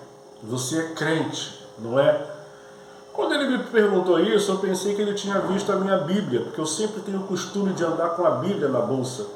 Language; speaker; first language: Portuguese; native; Portuguese